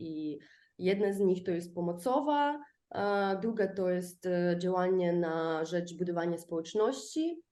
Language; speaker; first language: Polish; non-native, fluent; Ukrainian